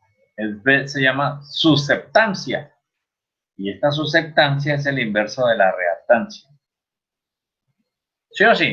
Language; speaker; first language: Spanish; native; Spanish